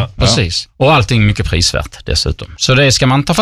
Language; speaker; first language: Swedish; native; Swedish